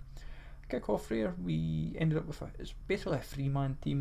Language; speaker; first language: English; native; English